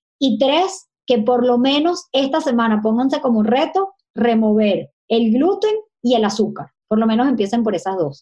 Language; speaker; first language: Spanish; native; Spanish